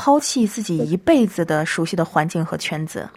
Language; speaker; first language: Chinese; native; Chinese